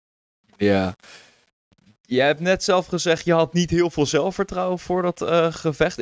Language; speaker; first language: Dutch; native; Dutch